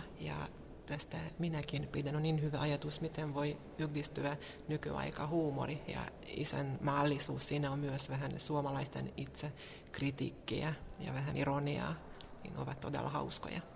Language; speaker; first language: Finnish; non-native, fluent; Hungarian